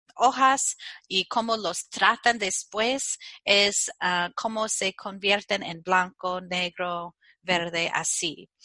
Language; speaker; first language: Spanish; non-native, fluent; English